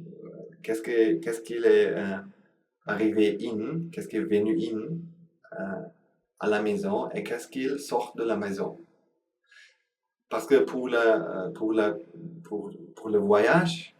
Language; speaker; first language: French; non-native, learner; Sinhala